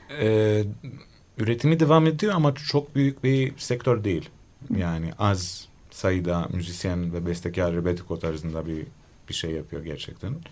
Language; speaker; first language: Turkish; non-native, fluent; Greek